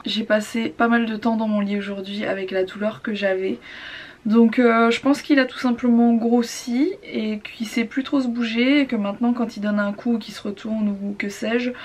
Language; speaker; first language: French; native; French